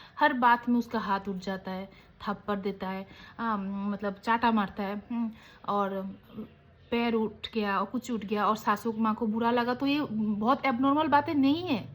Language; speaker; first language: Hindi; non-native, local second language; Bangla